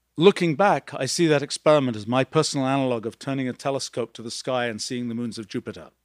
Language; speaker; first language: English; native; English